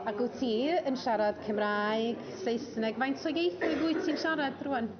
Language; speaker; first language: Welsh; native; Welsh